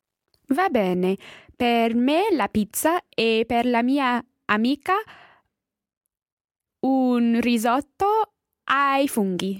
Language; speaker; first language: Italian; non-native, learner; English